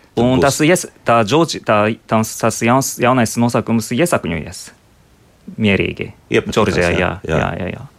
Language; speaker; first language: Latvian; non-native, fluent; Japanese